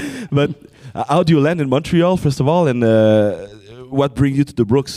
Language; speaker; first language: English; non-native, fluent; French